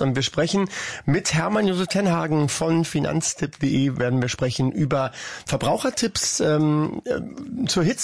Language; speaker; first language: German; native; German